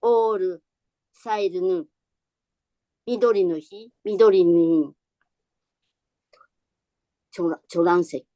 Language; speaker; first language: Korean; non-native, learner; Japanese